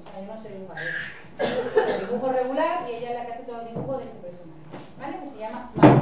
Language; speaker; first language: Spanish; native; Spanish